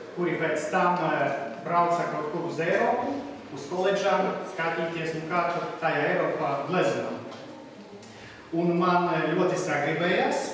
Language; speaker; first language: Latvian; non-native, local second language; Russian